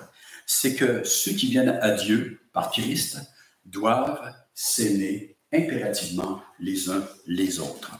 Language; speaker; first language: French; native; French